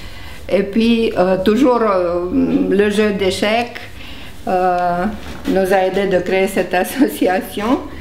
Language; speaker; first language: French; non-native, fluent; Romanian